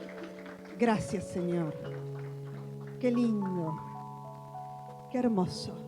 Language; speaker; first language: Spanish; native; Spanish